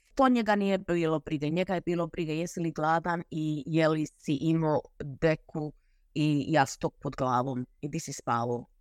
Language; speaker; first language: Croatian; early bilingual, heritage; Croatian